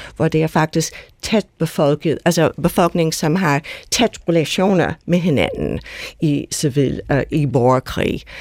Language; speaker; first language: Danish; non-native, fluent; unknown